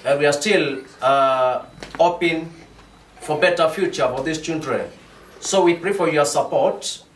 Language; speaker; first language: English; non-native, local second language; Swahili